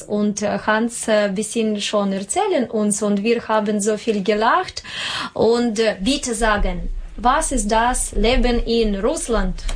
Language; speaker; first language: German; non-native, learner; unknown